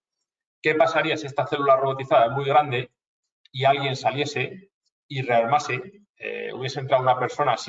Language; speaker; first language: Spanish; native; Spanish